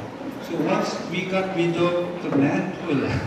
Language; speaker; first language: English; non-native, fluent; Korean